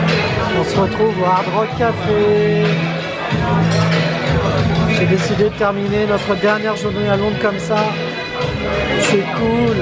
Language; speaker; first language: French; native; French